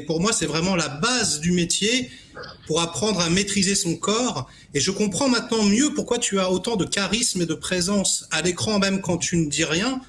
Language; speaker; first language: French; native; French